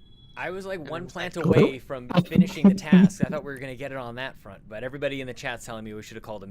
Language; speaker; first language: English; native; English